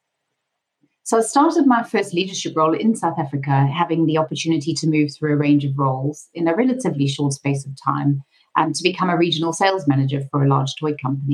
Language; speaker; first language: English; native; English